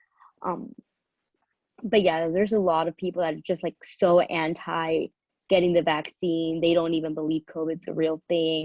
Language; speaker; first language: English; early bilingual, other home language; Spanish